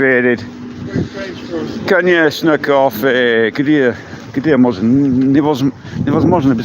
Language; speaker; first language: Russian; non-native, learner; English